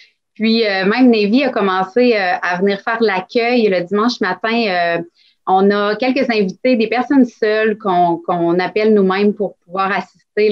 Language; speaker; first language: French; native; French